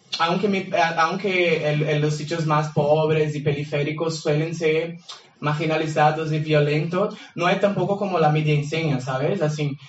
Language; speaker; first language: Spanish; non-native, fluent; Portuguese